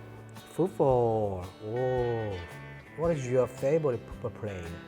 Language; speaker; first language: English; non-native, learner; Korean